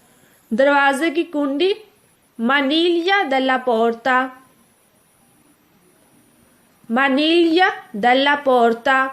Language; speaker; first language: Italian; non-native, fluent; Urdu